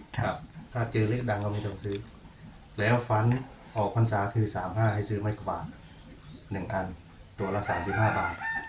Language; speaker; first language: Thai; native; Thai